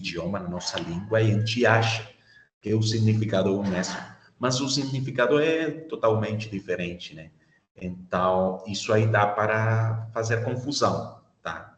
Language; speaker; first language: Portuguese; non-native, fluent; Spanish